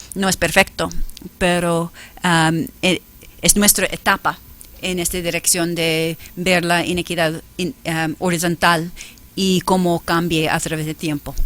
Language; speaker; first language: Spanish; non-native, fluent; English